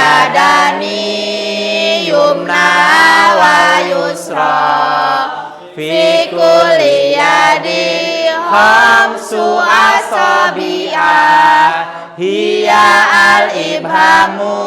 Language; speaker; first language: Arabic; non-native, fluent; Indonesian